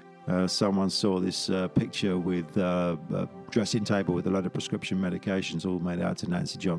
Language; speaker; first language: English; native; English